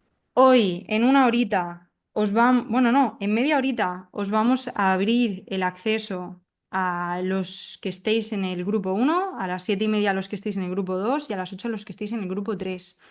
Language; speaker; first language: Spanish; native; Spanish